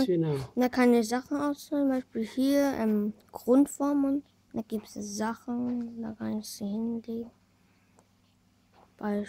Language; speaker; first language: German; early bilingual, other home language; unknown